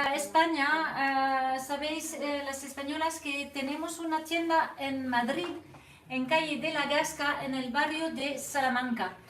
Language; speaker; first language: Spanish; non-native, learner; French